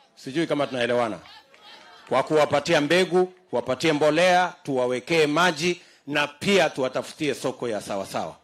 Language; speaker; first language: Swahili; non-native, local second language; Kalenjin